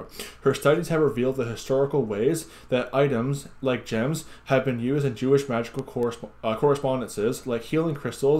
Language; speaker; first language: English; native; English